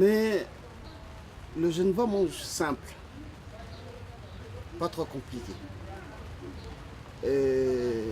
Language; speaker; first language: French; non-native, fluent; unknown